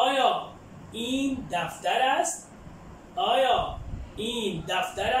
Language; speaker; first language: Persian; non-native, fluent; Urdu